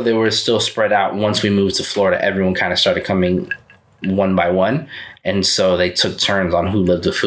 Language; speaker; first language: English; early bilingual, other home language; Spanish